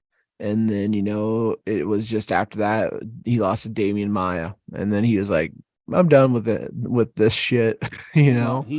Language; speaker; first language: English; native; English